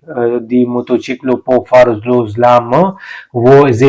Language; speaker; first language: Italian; non-native, learner; Urdu